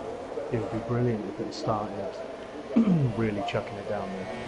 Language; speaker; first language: English; native; English